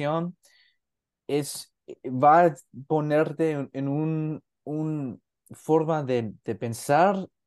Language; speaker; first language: Spanish; non-native, learner; English